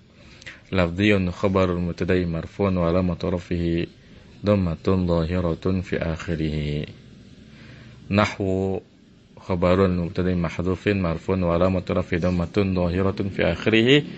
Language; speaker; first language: Arabic; non-native, fluent; Indonesian